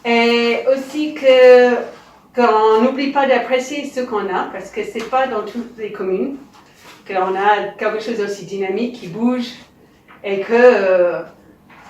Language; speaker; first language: French; non-native, fluent; English